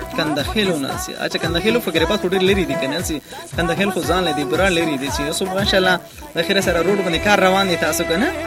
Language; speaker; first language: Pashto; non-native, local second language; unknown